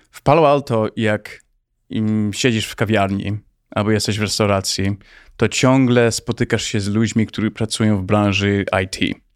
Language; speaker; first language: Polish; early bilingual, heritage; Polish